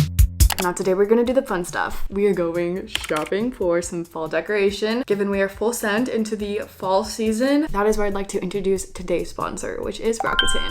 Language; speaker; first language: English; native; English